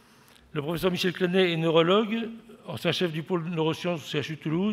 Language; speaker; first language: French; native; French